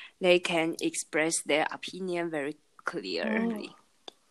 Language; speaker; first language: English; non-native, learner; Chinese